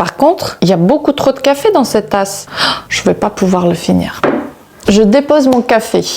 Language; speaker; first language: French; non-native, fluent; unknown